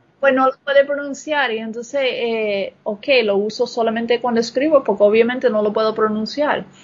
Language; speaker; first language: Spanish; non-native, fluent; English